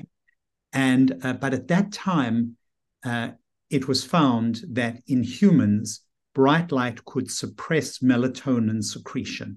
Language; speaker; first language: English; native; English